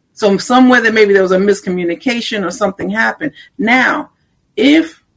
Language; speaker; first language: English; native; English